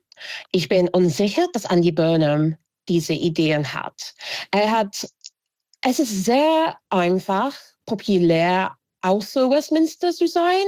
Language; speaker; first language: German; non-native, fluent; English